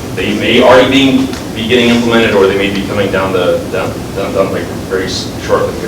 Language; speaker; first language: English; native; English